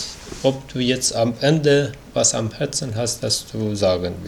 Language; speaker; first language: German; non-native, fluent; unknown